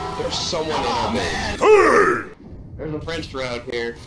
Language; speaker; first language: English; native; English